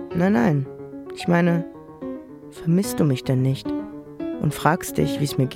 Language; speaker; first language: German; early bilingual, other home language; French